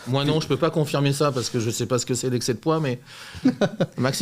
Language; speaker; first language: French; native; French